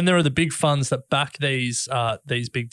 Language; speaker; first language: English; native; English